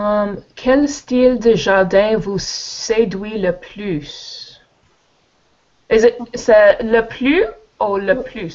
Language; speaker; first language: French; non-native, learner; English